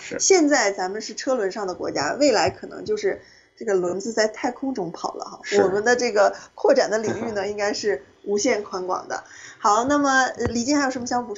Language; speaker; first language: Chinese; native; Chinese